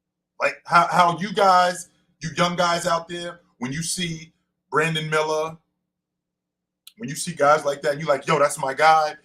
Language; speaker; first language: English; native; English